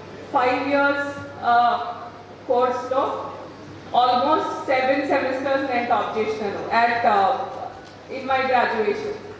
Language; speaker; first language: English; non-native, local second language; Telugu